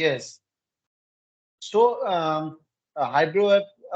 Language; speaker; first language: English; non-native, learner; Hindi